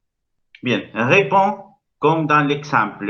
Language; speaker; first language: French; non-native, fluent; Spanish